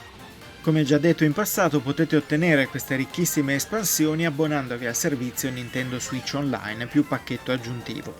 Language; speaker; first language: Italian; native; Italian